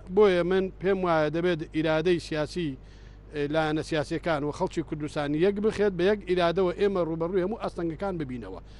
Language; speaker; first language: Central Kurdish; native; Central Kurdish